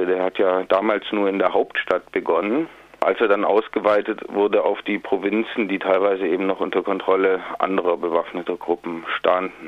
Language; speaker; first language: German; native; German